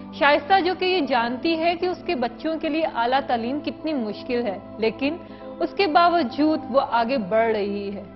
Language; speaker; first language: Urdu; native; Urdu